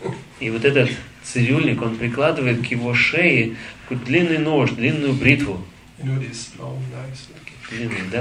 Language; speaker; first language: Russian; native; Russian